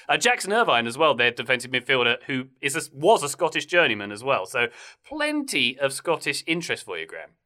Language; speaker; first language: English; native; English